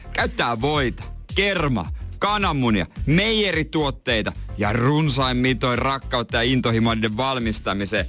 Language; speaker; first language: Finnish; native; Finnish